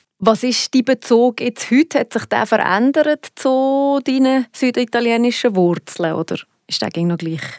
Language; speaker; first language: German; native; German